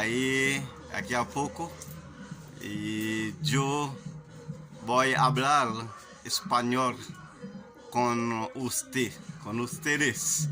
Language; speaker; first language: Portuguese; non-native, learner; Haitian Creole